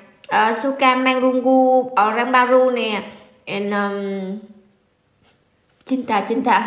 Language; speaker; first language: Indonesian; non-native, learner; Vietnamese